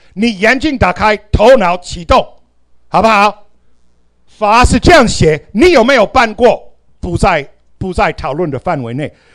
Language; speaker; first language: Chinese; non-native, fluent; English